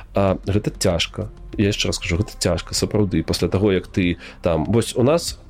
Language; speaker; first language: Belarusian; native; Belarusian